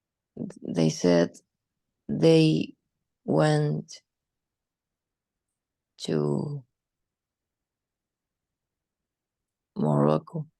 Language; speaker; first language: English; non-native, learner; Spanish